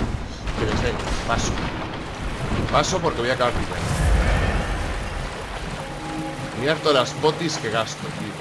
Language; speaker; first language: Spanish; native; Spanish